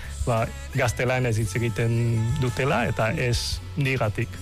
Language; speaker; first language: Basque; non-native, fluent; Cantonese